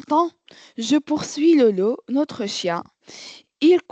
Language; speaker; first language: French; non-native, learner; Arabic